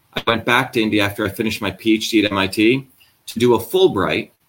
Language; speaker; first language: English; native; English